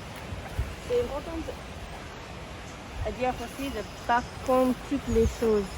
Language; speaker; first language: French; non-native, learner; English